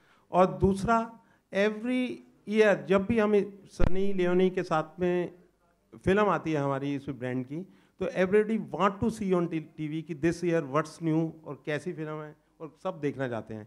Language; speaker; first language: Hindi; native; Hindi